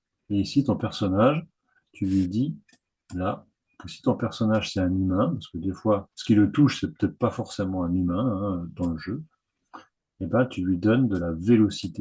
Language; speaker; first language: French; native; French